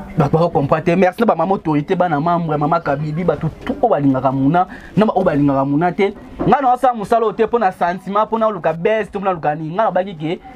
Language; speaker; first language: Lingala; native; Lingala